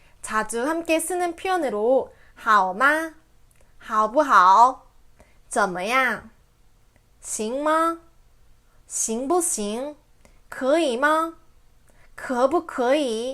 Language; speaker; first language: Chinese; non-native, fluent; Korean